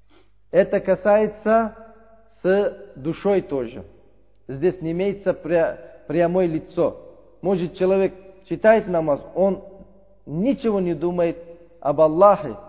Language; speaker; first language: Russian; non-native, learner; Uzbek